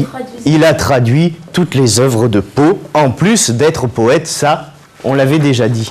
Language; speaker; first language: French; native; French